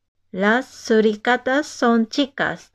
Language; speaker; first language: Spanish; non-native, fluent; Japanese